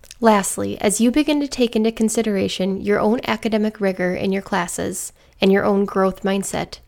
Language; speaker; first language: English; native; English